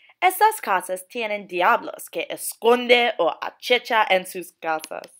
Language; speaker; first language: Spanish; non-native, learner; English